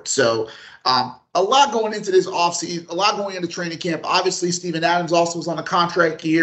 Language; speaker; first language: English; native; English